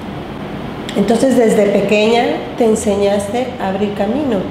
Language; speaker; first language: Spanish; native; Spanish